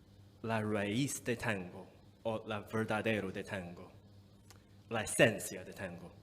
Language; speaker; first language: Spanish; non-native, fluent; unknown